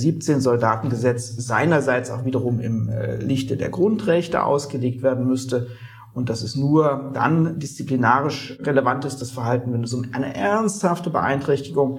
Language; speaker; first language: German; native; German